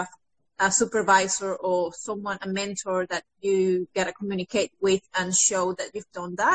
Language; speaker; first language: English; non-native, fluent; Spanish